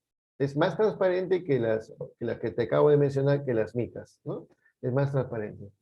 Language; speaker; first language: Spanish; native; Spanish